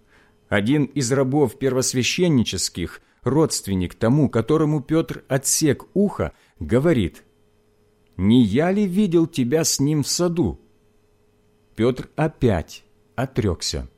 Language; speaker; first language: Russian; native; Russian